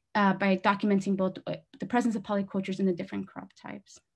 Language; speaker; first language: English; native; English